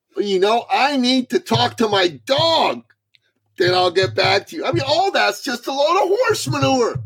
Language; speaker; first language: English; early bilingual, other home language; Persian